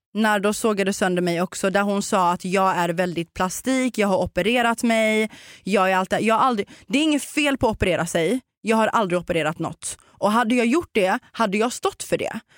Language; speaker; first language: Swedish; early bilingual, other home language; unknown